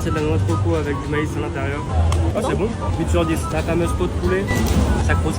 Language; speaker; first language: French; native; French